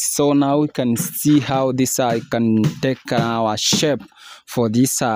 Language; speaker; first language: English; non-native, learner; Swahili